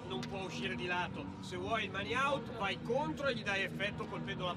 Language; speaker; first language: Italian; native; Italian